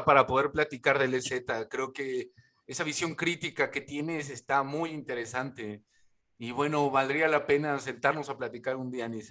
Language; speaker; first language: Spanish; native; Spanish